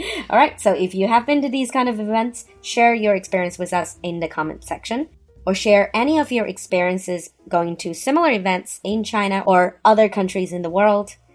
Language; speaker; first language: English; non-native, fluent; Chinese